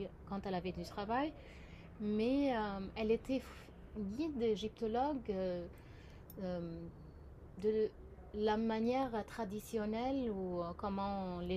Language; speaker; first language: French; non-native, fluent; Arabic